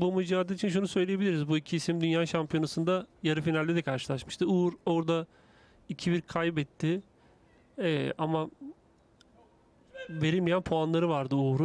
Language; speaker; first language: Turkish; native; Turkish